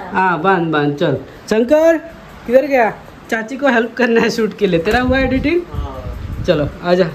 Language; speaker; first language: Hindi; non-native, local second language; Konkani